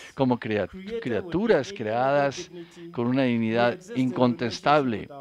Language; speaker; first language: Spanish; non-native, fluent; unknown